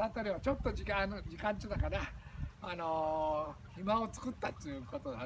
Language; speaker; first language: Japanese; native; Japanese